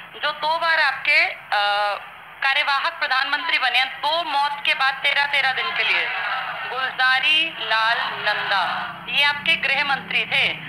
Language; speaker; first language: Hindi; native; Hindi